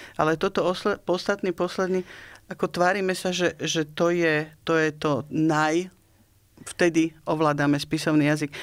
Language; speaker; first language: Slovak; native; Slovak